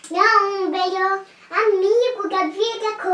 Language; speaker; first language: Portuguese; native; Portuguese